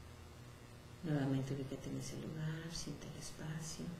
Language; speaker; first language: Spanish; native; Spanish